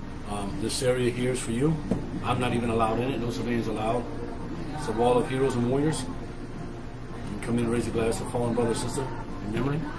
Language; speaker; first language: English; native; English